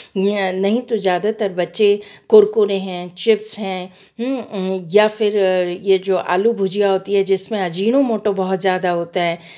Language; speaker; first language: Hindi; native; Hindi